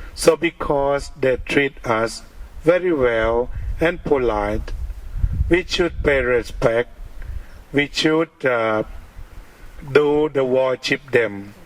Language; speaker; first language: English; non-native, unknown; Thai